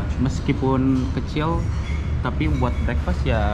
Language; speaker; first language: Indonesian; native; Indonesian